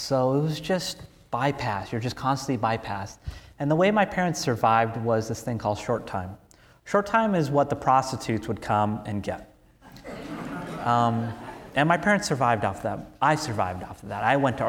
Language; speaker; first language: English; native; English